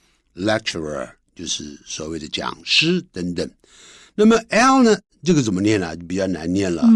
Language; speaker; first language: Chinese; native; Chinese